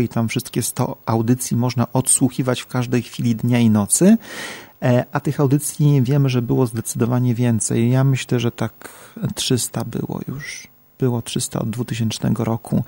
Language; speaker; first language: Polish; native; Polish